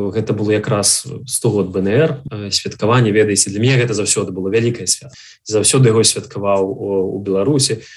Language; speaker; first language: Belarusian; native; Belarusian